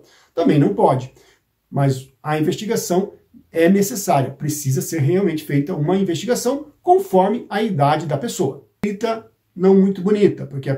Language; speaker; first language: Portuguese; native; Portuguese